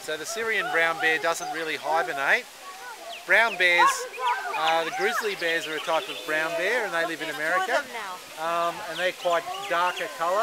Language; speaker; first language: English; native; English